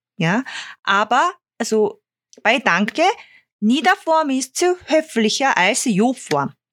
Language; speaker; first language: German; non-native, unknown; Korean